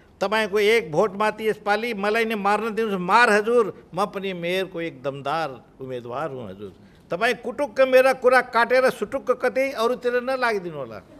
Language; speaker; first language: Nepali; non-native, local second language; Marwari